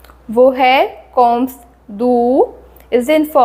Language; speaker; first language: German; non-native, fluent; Hindi